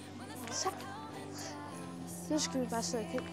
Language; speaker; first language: Danish; early bilingual, other home language; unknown